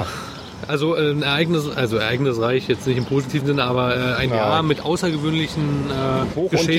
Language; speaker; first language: German; native; German